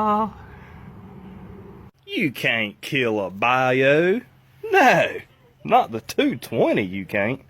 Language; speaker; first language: English; native; English